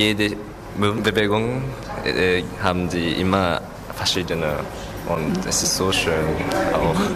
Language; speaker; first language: German; non-native, learner; Japanese